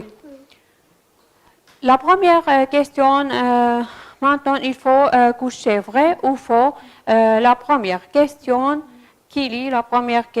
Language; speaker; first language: French; non-native, fluent; Arabic